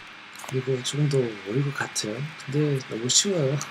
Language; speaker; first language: Korean; non-native, learner; English